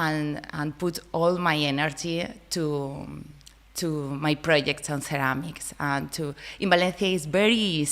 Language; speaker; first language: English; non-native, learner; Spanish